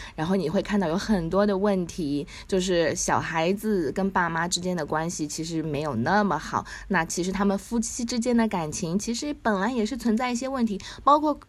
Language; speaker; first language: Chinese; native; Chinese